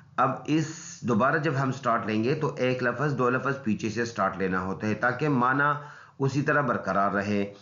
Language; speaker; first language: Urdu; non-native, local second language; Pashto